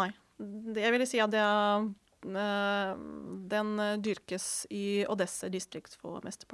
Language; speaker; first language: Norwegian; non-native, fluent; Ukrainian